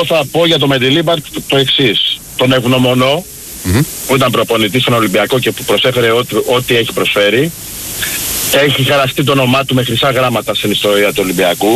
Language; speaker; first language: Greek; native; Greek